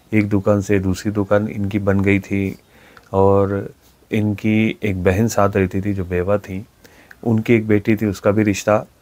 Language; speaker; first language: Urdu; native; Urdu